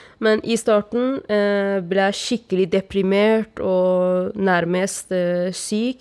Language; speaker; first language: Norwegian; non-native, fluent; Persian